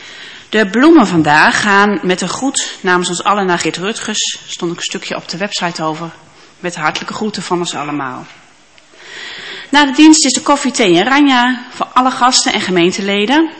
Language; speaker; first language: Dutch; native; Dutch